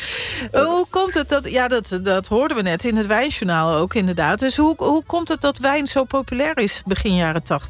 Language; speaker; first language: Dutch; native; Dutch